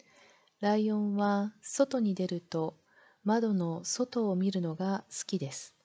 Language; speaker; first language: Japanese; non-native, learner; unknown